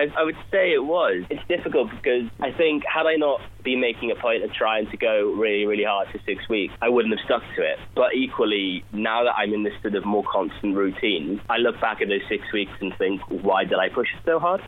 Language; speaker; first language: English; native; English